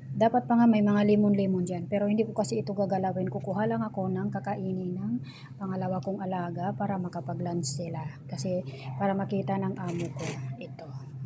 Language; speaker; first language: Filipino; native; Filipino